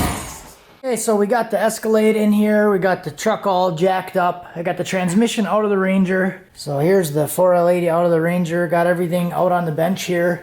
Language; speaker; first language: English; native; English